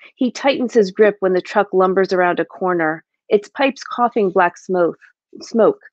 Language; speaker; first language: English; native; English